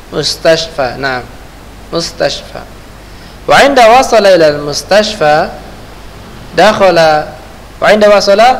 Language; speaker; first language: Arabic; non-native, fluent; Indonesian